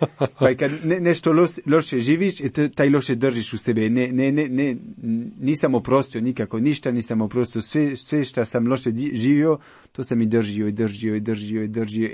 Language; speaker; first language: Croatian; non-native, learner; French